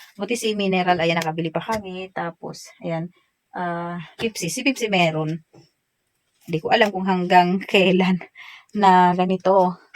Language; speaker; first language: Filipino; non-native, local second language; Waray